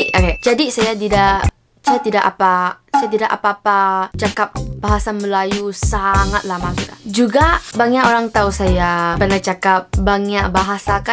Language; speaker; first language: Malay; non-native, local second language; Chinese